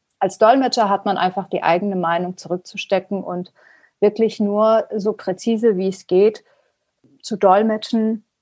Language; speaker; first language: German; early bilingual, other home language; Persian